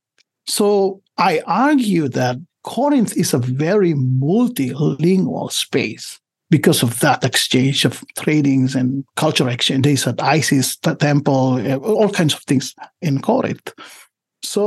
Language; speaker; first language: English; non-native, fluent; Indonesian